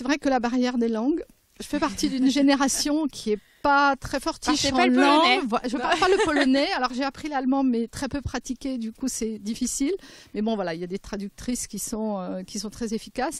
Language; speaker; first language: French; native; French